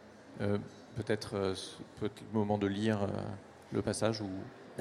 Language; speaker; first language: French; native; French